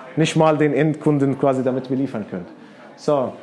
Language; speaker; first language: German; non-native, fluent; Arabic